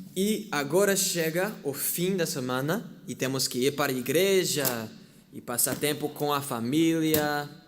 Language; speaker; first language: Portuguese; non-native, fluent; English